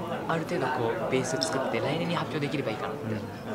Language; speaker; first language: Japanese; early bilingual, other home language; Burmese